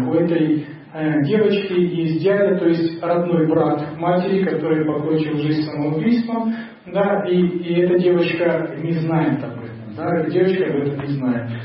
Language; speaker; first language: Russian; native; Russian